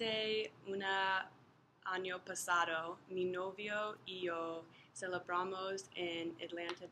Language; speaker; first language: Spanish; non-native, learner; English